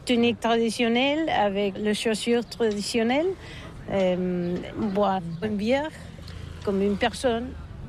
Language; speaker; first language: French; non-native, learner; Catalan